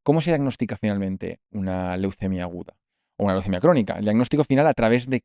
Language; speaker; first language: Spanish; native; Spanish